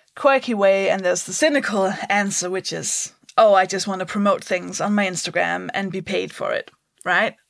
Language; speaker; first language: English; non-native, fluent; Danish